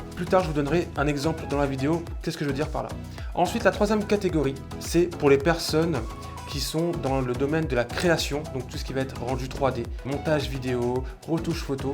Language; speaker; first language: French; native; French